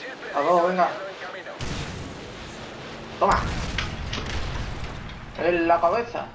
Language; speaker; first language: Spanish; native; Spanish